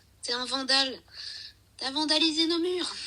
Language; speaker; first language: French; native; French